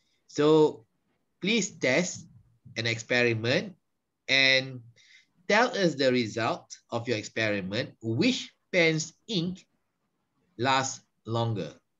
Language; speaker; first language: English; non-native, local second language; Malay